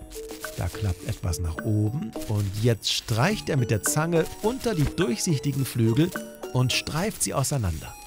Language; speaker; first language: German; native; German